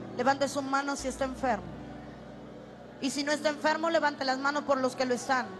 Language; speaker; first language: Spanish; native; Spanish